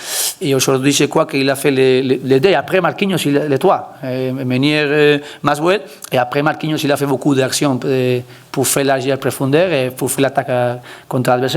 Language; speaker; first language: French; non-native, learner; Spanish